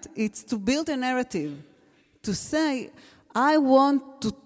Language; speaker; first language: English; non-native, fluent; Hebrew